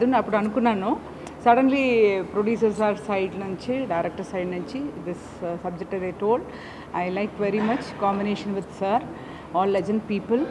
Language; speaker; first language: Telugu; non-native, learner; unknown